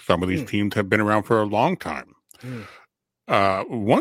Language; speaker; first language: English; native; English